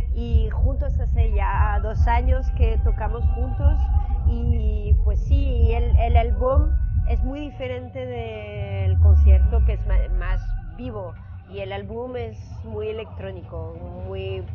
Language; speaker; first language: Spanish; early bilingual, heritage; French